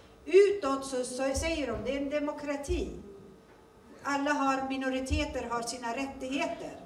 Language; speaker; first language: Swedish; early bilingual, other home language; Turoyo